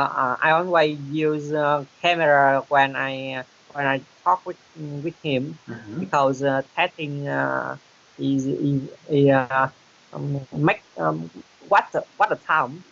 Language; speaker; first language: English; non-native, learner; Vietnamese